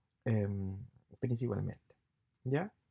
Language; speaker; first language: Spanish; native; Spanish